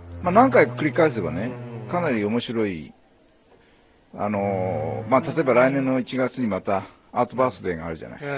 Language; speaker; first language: Japanese; native; Japanese